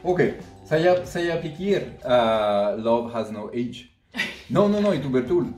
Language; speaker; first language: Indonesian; non-native, fluent; French